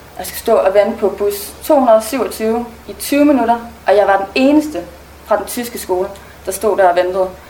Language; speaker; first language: Danish; non-native, local second language; German